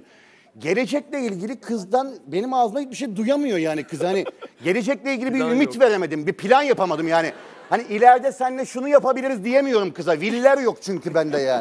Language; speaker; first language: Turkish; native; Turkish